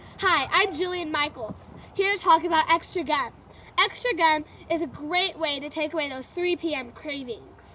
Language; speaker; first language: English; native; English